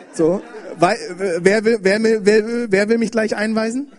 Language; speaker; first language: German; native; German